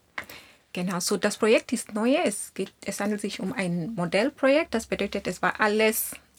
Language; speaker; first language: German; non-native, fluent; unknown